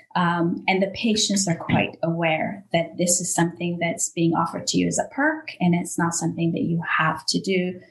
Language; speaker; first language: English; native; English